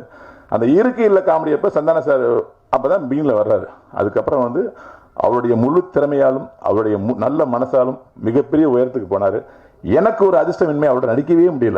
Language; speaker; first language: Tamil; native; Tamil